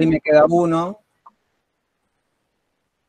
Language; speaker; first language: Spanish; native; Spanish